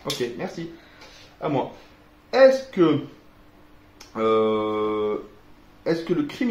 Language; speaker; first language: French; native; French